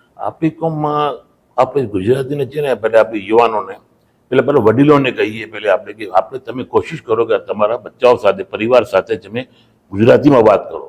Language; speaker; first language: Gujarati; early bilingual, heritage; Gujarati